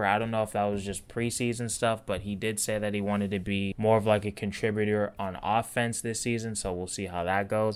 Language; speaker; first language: English; native; English